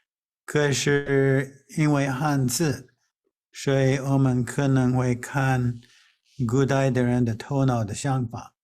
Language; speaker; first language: Chinese; non-native, fluent; English